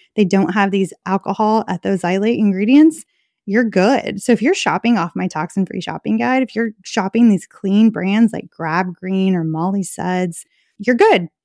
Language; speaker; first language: English; native; English